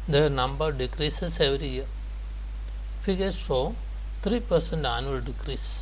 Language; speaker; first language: English; non-native, local second language; Malayalam